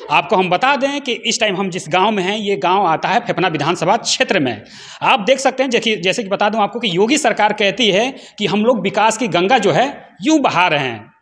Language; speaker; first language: Hindi; native; Hindi